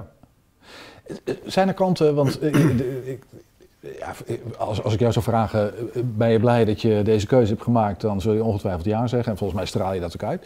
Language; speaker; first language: Dutch; native; Dutch